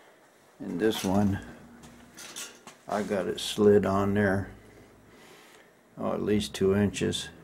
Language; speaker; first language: English; native; English